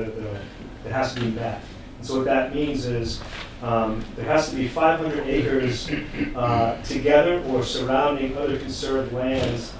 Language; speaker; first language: English; native; English